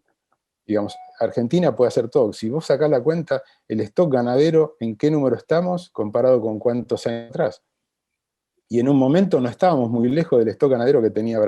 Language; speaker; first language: Spanish; native; Spanish